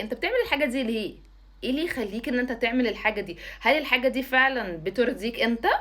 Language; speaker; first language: Arabic; native; Arabic